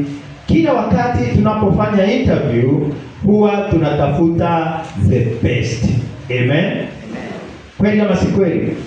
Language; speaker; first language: Swahili; non-native, local second language; Kikuyu